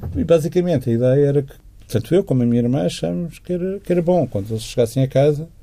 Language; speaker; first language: Portuguese; native; Portuguese